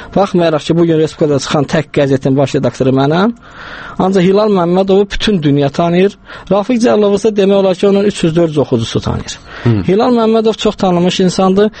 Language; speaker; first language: Azerbaijani; non-native, local second language; Talysh